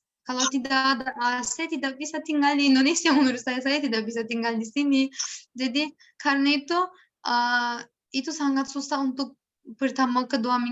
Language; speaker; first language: Indonesian; non-native, learner; Turkish